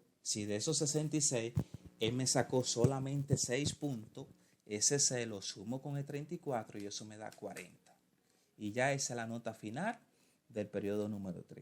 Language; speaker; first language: Spanish; native; Spanish